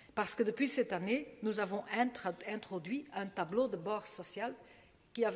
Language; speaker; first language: French; non-native, fluent; Dutch